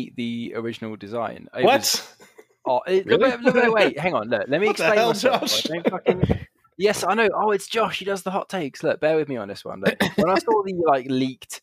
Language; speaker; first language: English; native; English